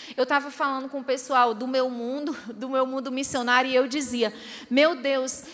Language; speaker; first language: Portuguese; native; Portuguese